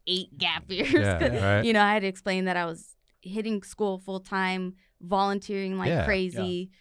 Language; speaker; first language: English; native; English